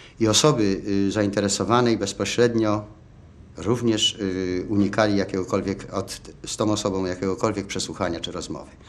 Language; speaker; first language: Polish; native; Polish